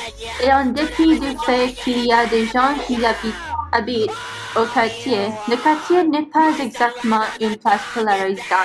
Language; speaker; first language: French; non-native, learner; English